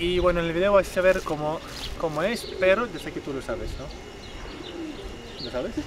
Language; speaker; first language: Spanish; non-native, fluent; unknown